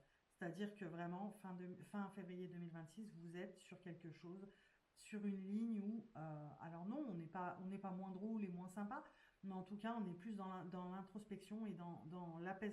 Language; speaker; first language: French; native; French